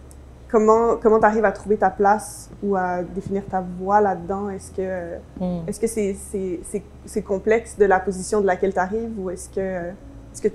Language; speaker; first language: French; native; French